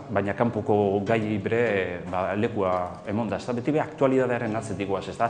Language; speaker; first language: Basque; native; Basque